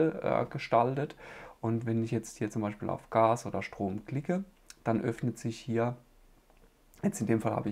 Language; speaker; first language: German; native; German